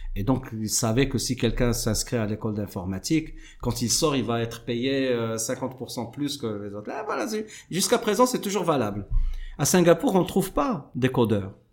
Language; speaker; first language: French; non-native, local second language; Arabic